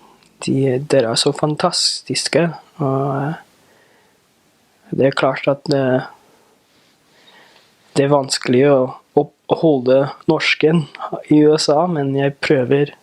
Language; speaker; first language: Norwegian; non-native, fluent; English